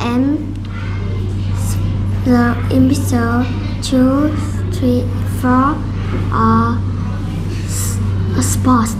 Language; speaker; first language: English; non-native, learner; Vietnamese